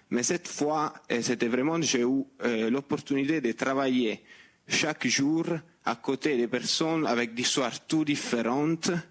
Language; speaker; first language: French; non-native, fluent; Italian